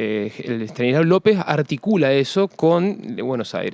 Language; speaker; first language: Spanish; native; Spanish